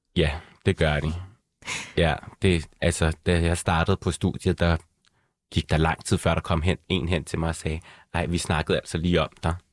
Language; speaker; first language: Danish; early bilingual, other home language; Arabic